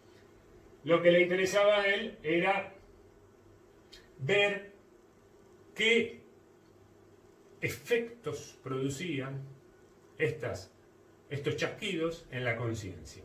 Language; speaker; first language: Spanish; native; Spanish